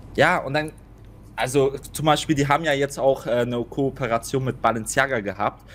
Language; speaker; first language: German; native; German